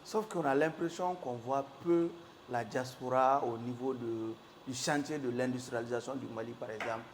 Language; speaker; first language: French; non-native, local second language; Bambara